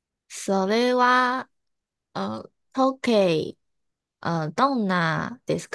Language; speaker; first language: Japanese; non-native, learner; Chinese